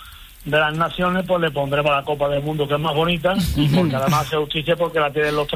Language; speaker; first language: Spanish; native; Spanish